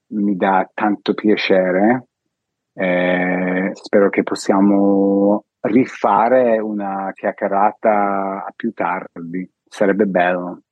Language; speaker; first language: Italian; non-native, fluent; English